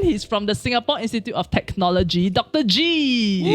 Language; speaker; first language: English; native; English